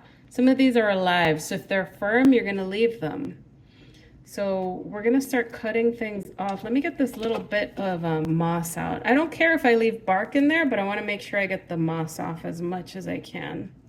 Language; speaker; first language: English; native; English